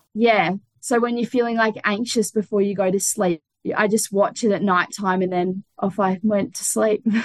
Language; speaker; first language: English; native; English